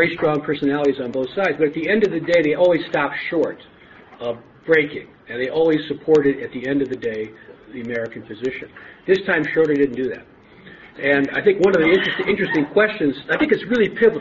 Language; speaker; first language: English; native; English